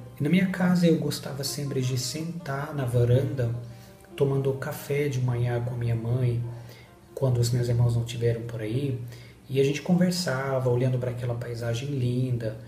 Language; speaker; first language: Portuguese; non-native, fluent; Arabic